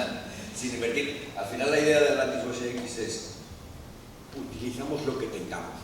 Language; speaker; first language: Spanish; native; Spanish